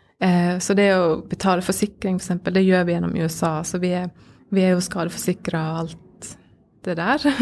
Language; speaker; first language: Norwegian; native; Norwegian